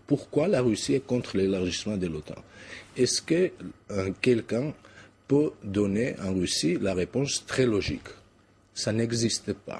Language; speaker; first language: French; non-native, fluent; Georgian